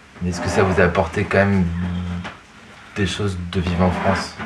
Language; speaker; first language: French; native; French